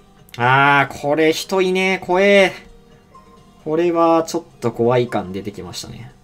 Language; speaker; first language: Japanese; native; Japanese